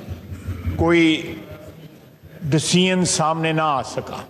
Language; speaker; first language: Urdu; non-native, local second language; Punjabi